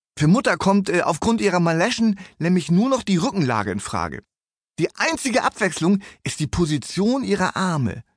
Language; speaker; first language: German; native; German